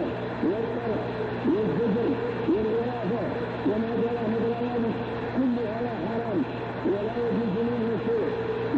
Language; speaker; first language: Arabic; native; Arabic